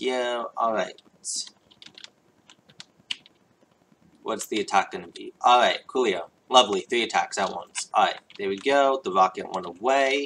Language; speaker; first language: English; native; English